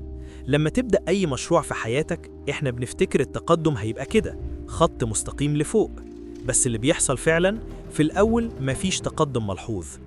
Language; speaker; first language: Arabic; native; Arabic